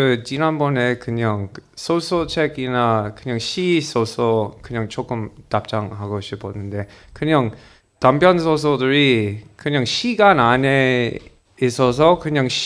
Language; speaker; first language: Korean; non-native, learner; English